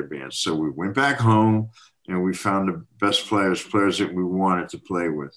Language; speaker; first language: English; native; English